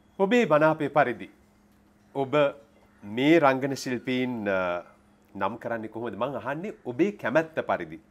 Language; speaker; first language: Sinhala; native; Sinhala